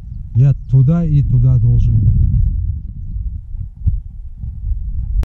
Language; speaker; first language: Russian; non-native, fluent; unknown